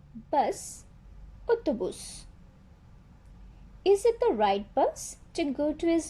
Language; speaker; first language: English; non-native, fluent; Bangla